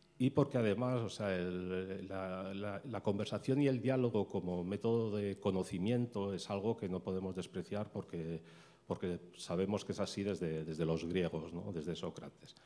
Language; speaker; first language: Spanish; native; Spanish